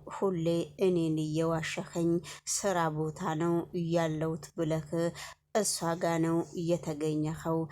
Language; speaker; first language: Amharic; native; Amharic